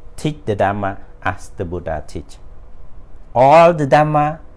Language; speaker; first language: English; non-native, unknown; Khmer